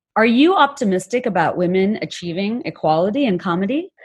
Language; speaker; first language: English; non-native, local second language; Bangla